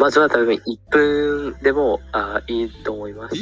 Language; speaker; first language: Japanese; non-native, learner; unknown